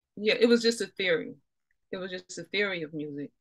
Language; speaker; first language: English; native; English